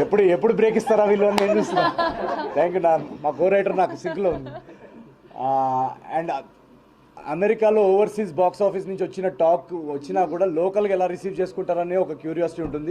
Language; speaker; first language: Telugu; native; Telugu